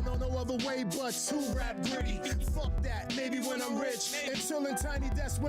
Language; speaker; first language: English; native; English